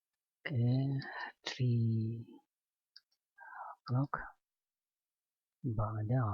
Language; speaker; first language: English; non-native, fluent; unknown